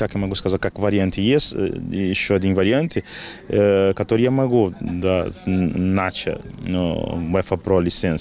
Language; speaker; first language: Russian; non-native, learner; Portuguese